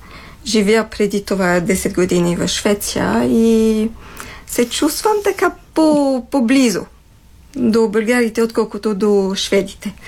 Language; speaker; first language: Bulgarian; non-native, fluent; French